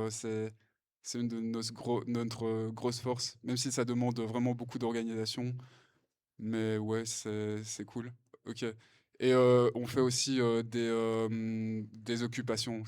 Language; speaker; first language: French; native; French